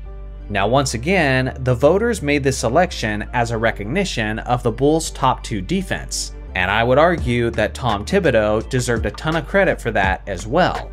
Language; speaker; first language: English; native; English